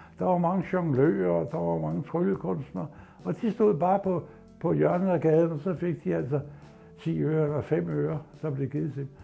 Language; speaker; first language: Danish; native; Danish